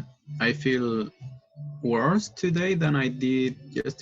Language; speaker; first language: English; non-native, learner; Spanish